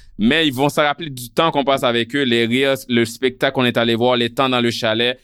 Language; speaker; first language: French; non-native, local second language; Haitian Creole